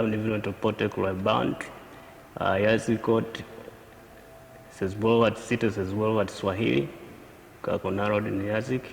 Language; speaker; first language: Macedonian; non-native, learner; Swahili